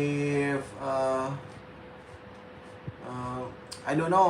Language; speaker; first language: English; non-native, learner; Indonesian